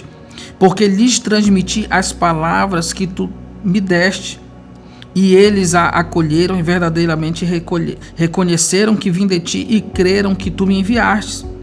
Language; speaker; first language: Portuguese; native; Portuguese